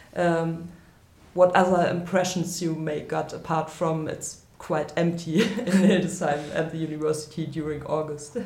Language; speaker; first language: English; non-native, fluent; German